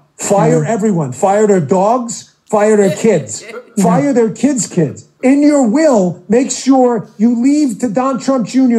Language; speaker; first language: English; native; English